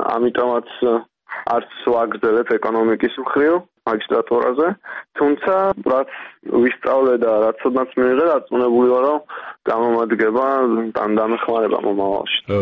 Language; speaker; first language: Georgian; native; Georgian